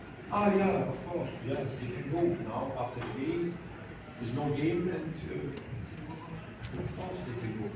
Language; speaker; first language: English; non-native, fluent; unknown